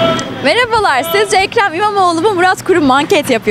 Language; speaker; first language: Turkish; native; Turkish